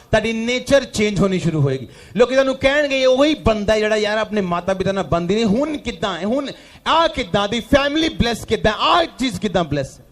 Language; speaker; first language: Hindi; non-native, local second language; Punjabi